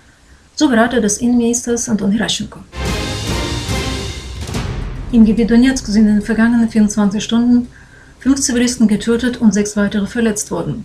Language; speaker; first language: German; non-native, fluent; Ukrainian